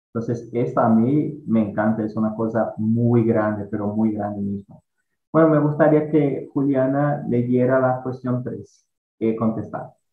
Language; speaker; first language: Spanish; non-native, fluent; Portuguese